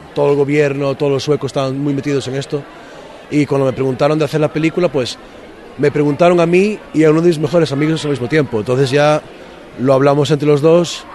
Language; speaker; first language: Spanish; early bilingual, heritage; Spanish